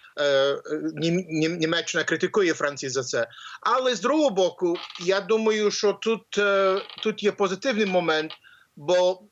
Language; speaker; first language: Ukrainian; early bilingual, heritage; English